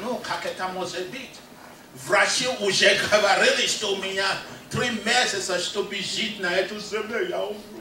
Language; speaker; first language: Russian; non-native, fluent; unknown